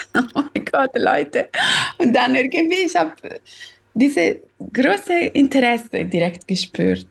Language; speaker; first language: German; non-native, fluent; Italian